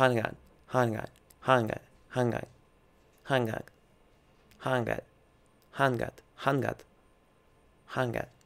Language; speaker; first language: Indonesian; non-native, learner; Russian